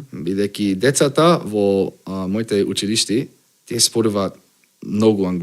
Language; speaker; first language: Macedonian; non-native, learner; English